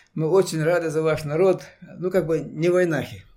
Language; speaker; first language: Russian; non-native, local second language; Chechen